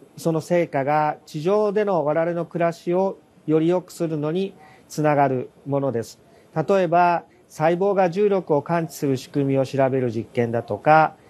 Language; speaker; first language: Japanese; native; Japanese